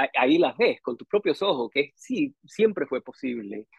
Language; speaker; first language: Spanish; native; Spanish